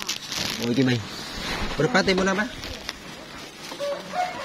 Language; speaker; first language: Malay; non-native, local second language; Javanese